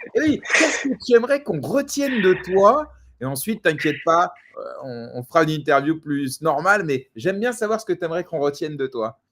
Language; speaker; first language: French; native; French